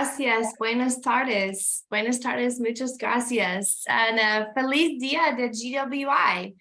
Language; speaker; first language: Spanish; non-native, learner; English